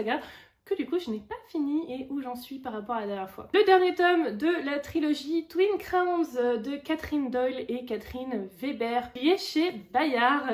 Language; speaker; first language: French; native; French